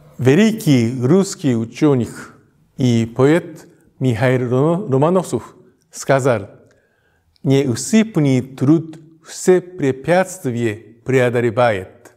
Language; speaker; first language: Russian; non-native, fluent; Japanese